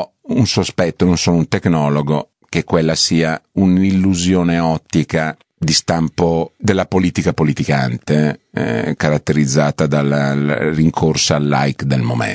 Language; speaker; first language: Italian; native; Italian